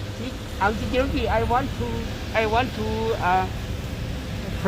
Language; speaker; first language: English; non-native, learner; Thai